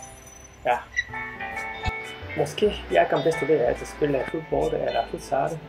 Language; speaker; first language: Danish; non-native, learner; Japanese